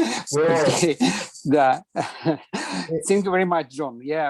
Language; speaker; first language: English; non-native, learner; Russian